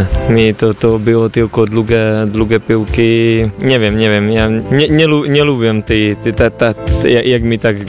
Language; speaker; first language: Polish; non-native, learner; Czech